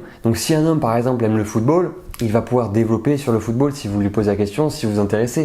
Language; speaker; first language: French; native; French